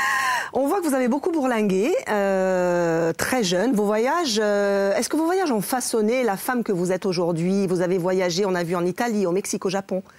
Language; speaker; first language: French; native; French